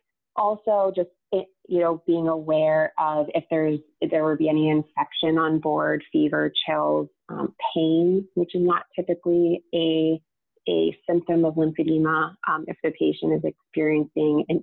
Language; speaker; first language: English; native; English